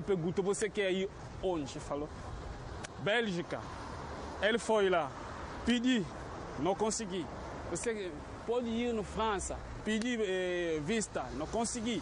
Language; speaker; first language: Portuguese; non-native, learner; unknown